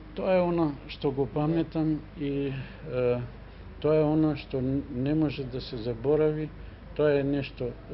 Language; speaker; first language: Macedonian; non-native, local second language; Albanian